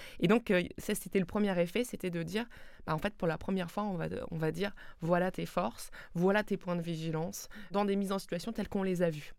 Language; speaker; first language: French; non-native, local second language; Swiss German